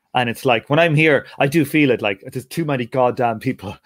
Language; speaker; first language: English; native; English